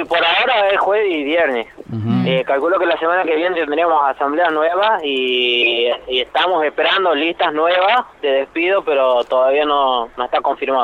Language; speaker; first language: Spanish; native; Spanish